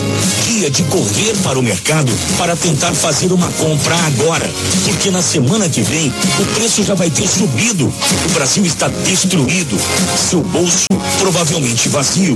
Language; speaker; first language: Portuguese; native; Portuguese